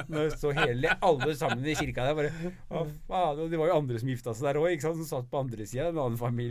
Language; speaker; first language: Norwegian; native; Norwegian